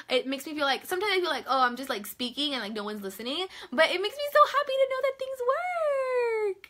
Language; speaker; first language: English; native; English